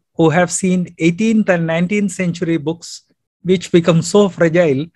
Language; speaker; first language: English; non-native, local second language; Malayalam